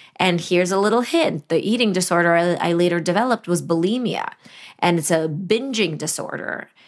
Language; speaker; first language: English; early bilingual, other home language; Russian